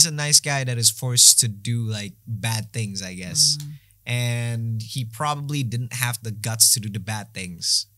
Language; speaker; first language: English; non-native, fluent; Indonesian